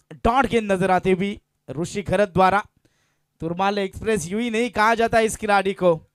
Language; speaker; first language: Hindi; non-native, local second language; Marathi